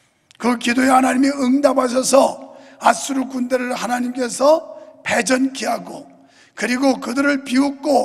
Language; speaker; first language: Korean; native; Korean